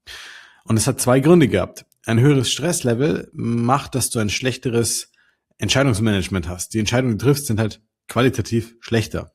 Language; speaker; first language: German; native; German